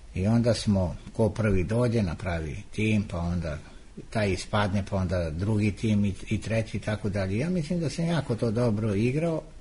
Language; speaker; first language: Serbian; native; Serbian